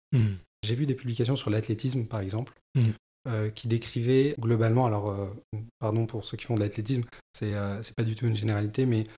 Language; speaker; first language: French; native; French